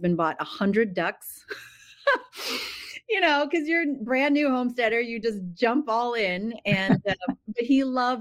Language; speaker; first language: English; native; English